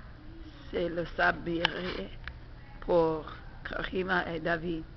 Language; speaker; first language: French; non-native, learner; English